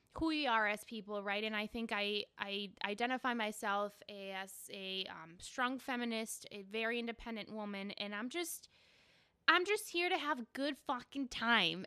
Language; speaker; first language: English; early bilingual, other home language; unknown